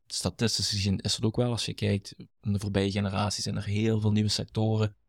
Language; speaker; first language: Dutch; native; Dutch